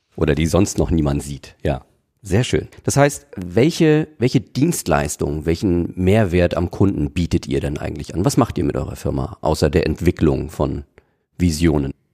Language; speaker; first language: German; native; German